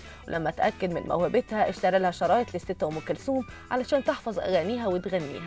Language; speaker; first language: Arabic; native; Arabic